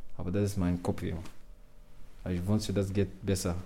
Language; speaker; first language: German; non-native, learner; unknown